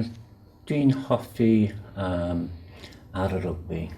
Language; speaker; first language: Welsh; non-native, learner; English